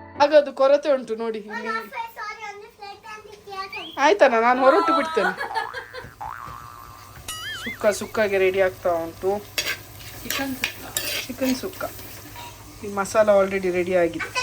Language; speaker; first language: Kannada; non-native, local second language; Tulu